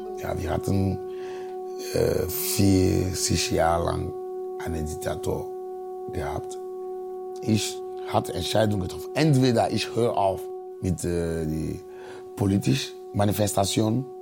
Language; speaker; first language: German; non-native, fluent; Ewe